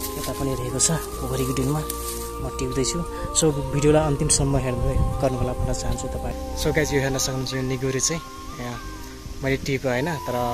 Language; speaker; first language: Nepali; non-native, local second language; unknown